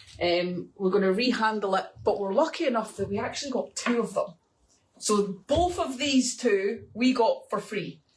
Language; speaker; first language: English; native; English